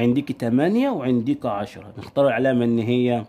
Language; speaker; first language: Arabic; native; Arabic